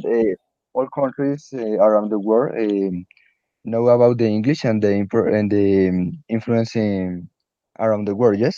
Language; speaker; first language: English; non-native, learner; Spanish